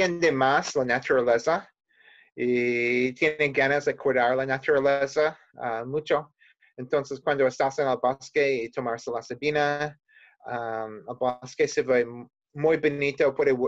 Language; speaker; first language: Spanish; non-native, learner; English